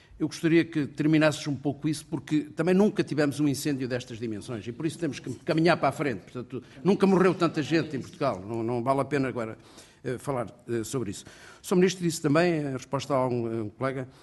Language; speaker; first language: Portuguese; native; Portuguese